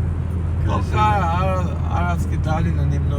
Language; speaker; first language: Russian; non-native, learner; Armenian